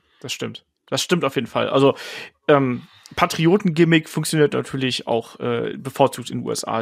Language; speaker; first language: German; native; German